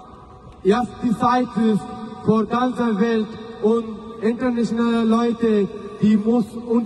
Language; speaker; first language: German; non-native, learner; Baluchi